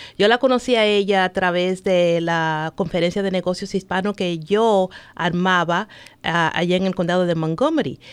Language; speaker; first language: Spanish; native; Spanish